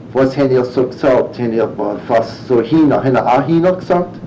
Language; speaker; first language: German; early bilingual, heritage; English